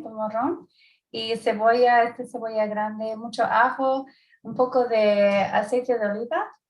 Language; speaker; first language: Spanish; early bilingual, heritage; Spanish